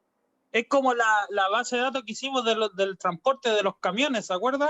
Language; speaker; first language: Spanish; native; Spanish